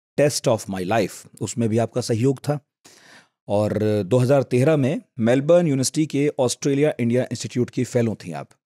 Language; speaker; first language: Hindi; native; Hindi